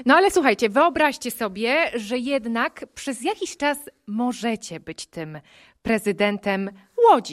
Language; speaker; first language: Polish; native; Polish